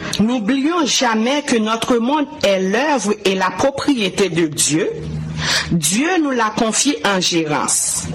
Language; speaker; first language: French; non-native, local second language; Haitian Creole